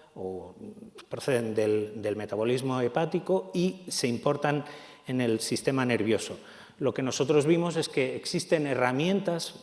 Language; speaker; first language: Spanish; native; Spanish